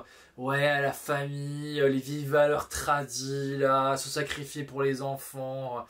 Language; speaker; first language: French; native; French